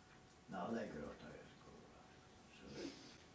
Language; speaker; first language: Polish; native; Polish